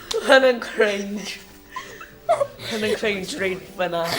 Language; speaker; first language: Welsh; non-native, local second language; English